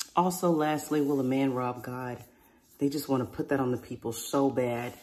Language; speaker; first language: English; native; English